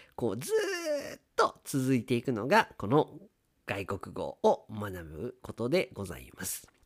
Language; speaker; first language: Japanese; native; Japanese